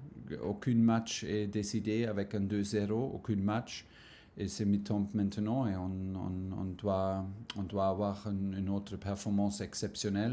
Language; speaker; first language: French; non-native, fluent; German